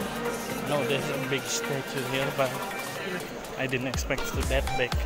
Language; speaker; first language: English; non-native, learner; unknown